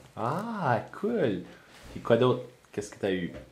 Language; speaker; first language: French; non-native, fluent; English